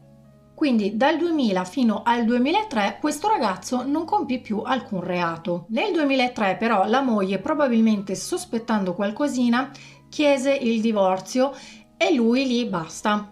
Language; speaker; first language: Italian; native; Italian